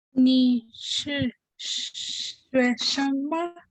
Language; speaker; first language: Chinese; non-native, learner; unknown